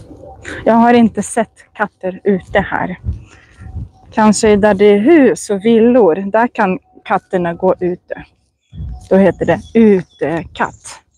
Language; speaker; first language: Swedish; non-native, fluent; Russian